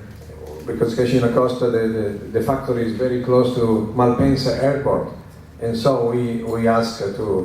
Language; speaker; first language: English; non-native, learner; Italian